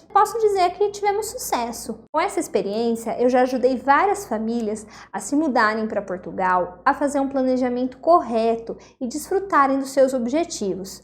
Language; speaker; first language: Portuguese; native; Portuguese